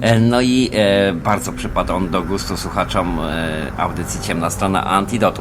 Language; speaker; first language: Polish; native; Polish